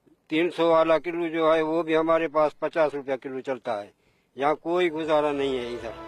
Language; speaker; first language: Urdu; non-native, local second language; Sindhi